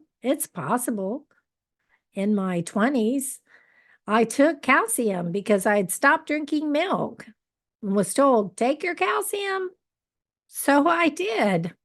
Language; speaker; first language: English; native; English